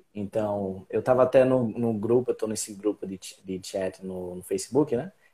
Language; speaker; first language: Portuguese; native; Portuguese